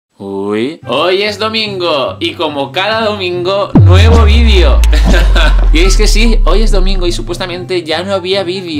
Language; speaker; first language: Spanish; native; Spanish